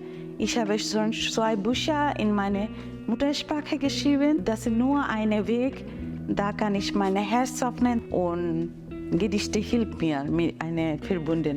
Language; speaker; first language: German; non-native, learner; Bangla